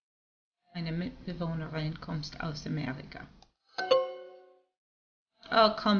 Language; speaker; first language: German; non-native, learner; Spanish